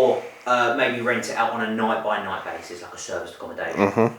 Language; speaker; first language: English; native; English